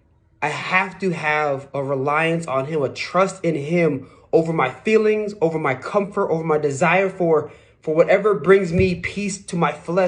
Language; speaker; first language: English; native; English